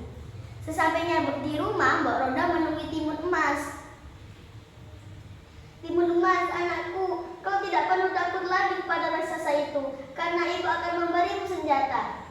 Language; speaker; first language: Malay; non-native, local second language; Javanese